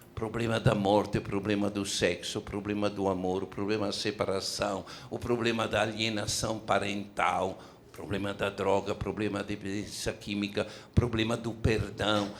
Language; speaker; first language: Portuguese; non-native, fluent; Italian